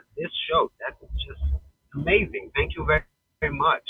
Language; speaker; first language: English; non-native, fluent; Persian